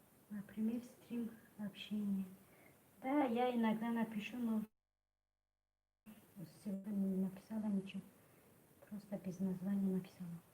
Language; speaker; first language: Russian; non-native, learner; Tajik